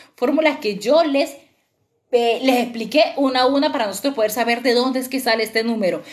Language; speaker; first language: Spanish; native; Spanish